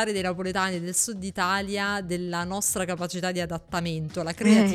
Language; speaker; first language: Italian; native; Italian